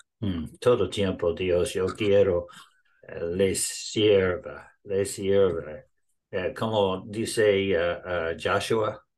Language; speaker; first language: Spanish; non-native, learner; English